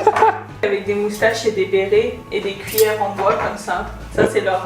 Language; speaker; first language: French; native; French